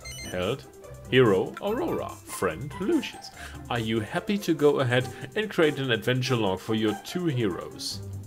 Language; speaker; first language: English; non-native, fluent; German